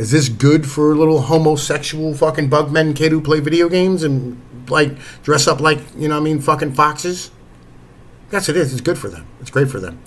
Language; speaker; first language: English; native; English